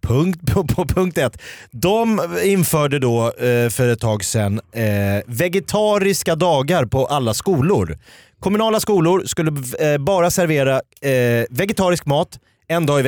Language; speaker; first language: Swedish; native; Swedish